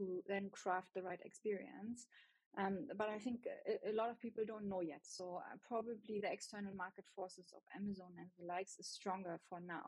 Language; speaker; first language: English; non-native, fluent; German